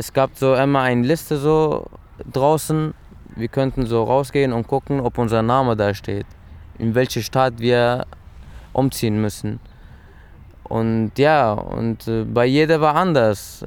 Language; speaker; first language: German; early bilingual, other home language; Persian